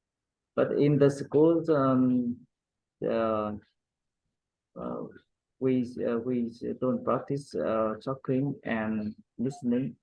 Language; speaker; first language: English; non-native, learner; Vietnamese